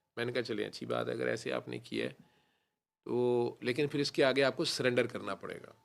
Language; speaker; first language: Urdu; non-native, local second language; Punjabi